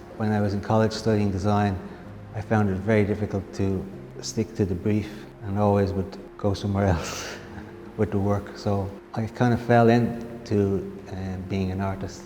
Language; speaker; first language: English; native; English